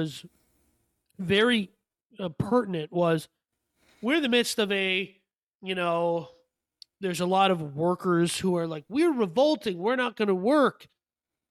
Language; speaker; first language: English; native; English